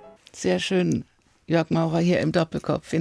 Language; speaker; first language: German; native; German